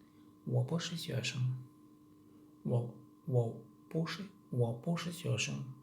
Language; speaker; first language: Chinese; non-native, learner; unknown